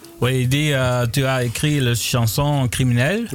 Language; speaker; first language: French; non-native, learner; Dutch